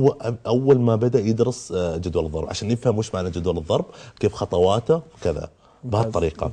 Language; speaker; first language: Arabic; native; Arabic